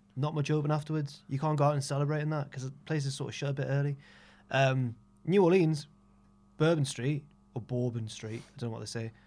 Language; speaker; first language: English; native; English